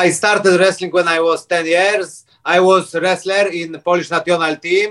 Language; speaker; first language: English; non-native, learner; Polish